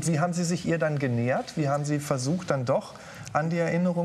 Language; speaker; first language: German; native; German